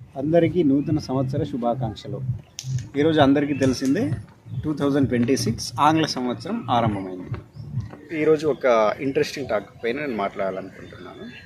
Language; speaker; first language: Telugu; non-native, local second language; Marathi